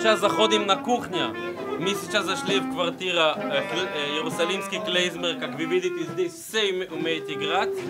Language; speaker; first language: Russian; non-native, fluent; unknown